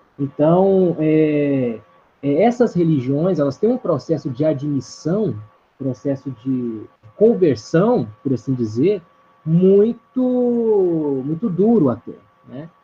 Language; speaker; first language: Portuguese; native; Portuguese